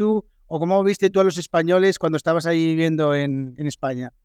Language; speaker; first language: Spanish; native; Spanish